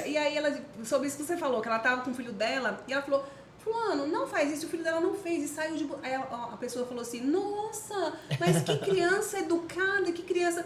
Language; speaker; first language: Portuguese; native; Portuguese